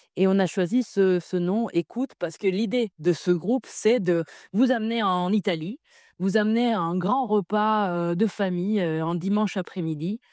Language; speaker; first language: French; non-native, fluent; Italian